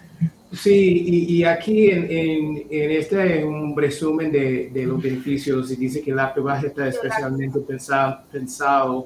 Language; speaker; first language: Spanish; non-native, fluent; English